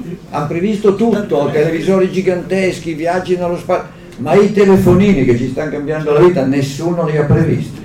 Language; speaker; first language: Italian; native; Italian